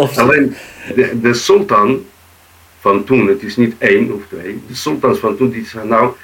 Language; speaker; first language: Dutch; non-native, fluent; Arabic